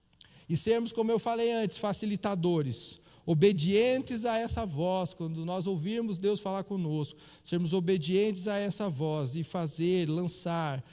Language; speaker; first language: Portuguese; native; Portuguese